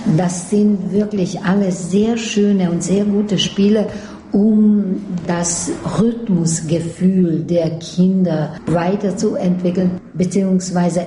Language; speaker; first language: German; native; German